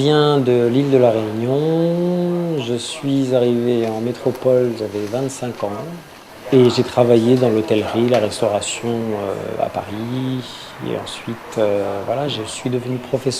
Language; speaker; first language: French; native; French